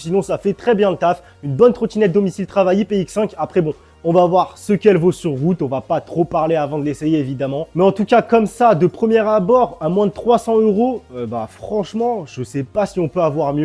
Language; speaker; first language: French; native; French